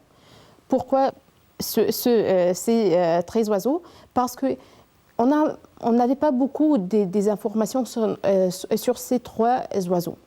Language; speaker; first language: French; non-native, learner; Arabic